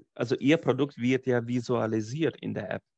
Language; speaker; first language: German; non-native, fluent; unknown